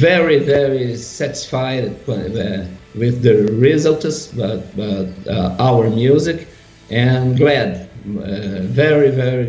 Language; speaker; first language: English; non-native, learner; Portuguese